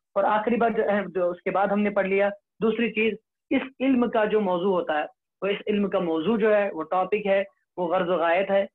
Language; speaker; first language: Urdu; non-native, local second language; Kashmiri